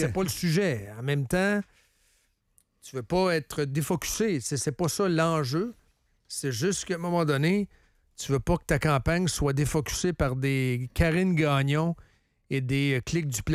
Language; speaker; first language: French; native; French